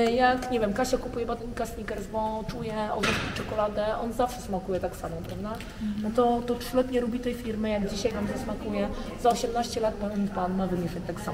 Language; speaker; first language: Polish; native; Polish